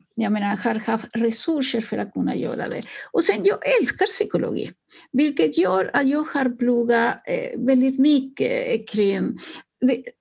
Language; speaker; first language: Swedish; non-native, fluent; Spanish